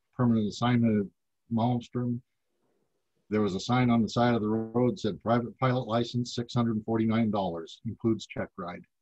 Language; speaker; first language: English; native; English